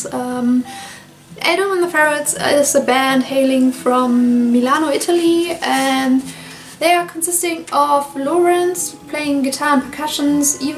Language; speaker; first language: English; non-native, fluent; German